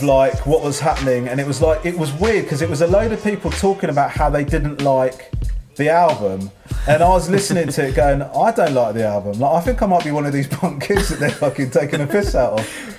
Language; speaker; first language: English; native; English